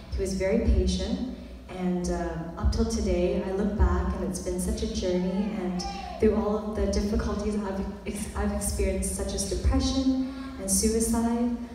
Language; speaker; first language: English; early bilingual, other home language; Vietnamese